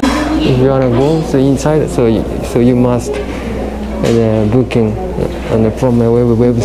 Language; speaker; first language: English; non-native, learner; Japanese